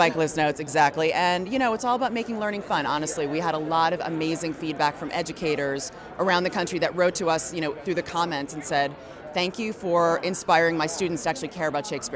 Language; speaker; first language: English; native; English